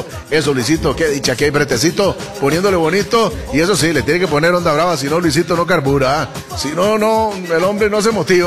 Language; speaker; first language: Spanish; native; Spanish